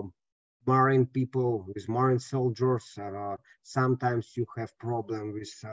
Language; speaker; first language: English; non-native, learner; Russian